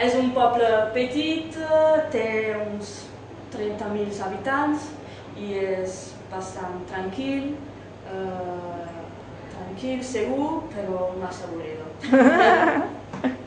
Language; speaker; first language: Catalan; non-native, learner; Italian